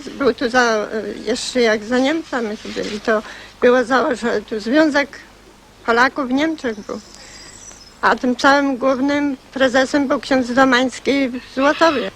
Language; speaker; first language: Polish; native; Polish